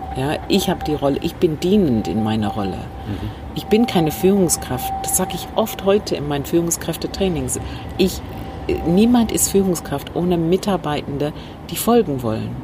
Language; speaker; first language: German; non-native, fluent; English